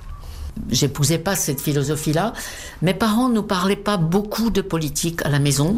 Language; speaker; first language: French; non-native, fluent; Czech